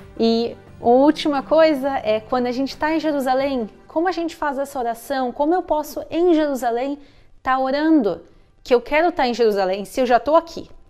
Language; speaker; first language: Portuguese; native; Portuguese